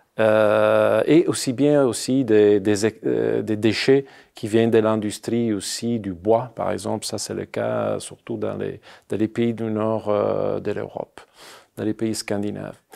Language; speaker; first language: French; non-native, fluent; Italian